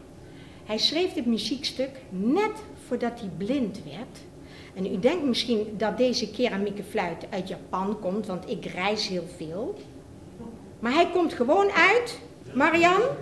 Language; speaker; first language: Dutch; native; Dutch